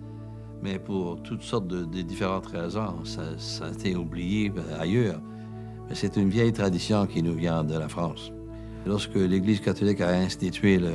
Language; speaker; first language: French; native; French